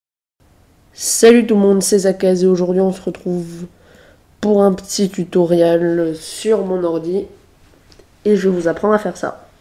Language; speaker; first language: French; native; French